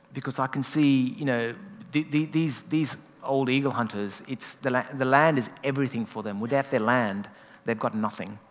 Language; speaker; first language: English; native; English